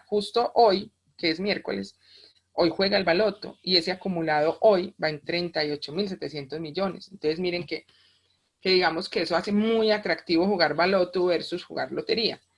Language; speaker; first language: Spanish; native; Spanish